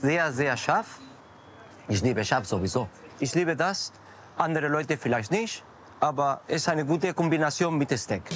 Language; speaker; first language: German; non-native, learner; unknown